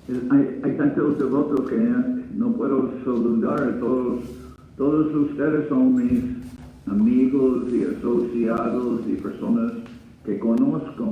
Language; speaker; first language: Spanish; non-native, fluent; English